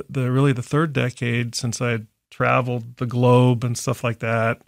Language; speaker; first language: English; native; English